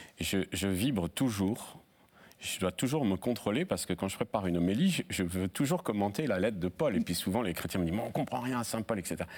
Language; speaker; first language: French; native; French